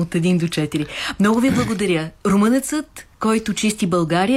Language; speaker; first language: Bulgarian; native; Bulgarian